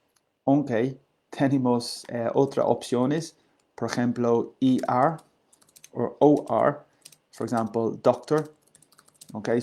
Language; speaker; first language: Spanish; non-native, learner; English